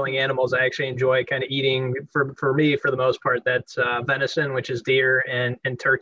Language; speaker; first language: English; native; English